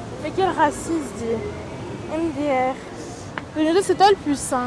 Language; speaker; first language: French; native; French